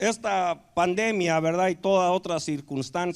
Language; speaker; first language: Spanish; native; Spanish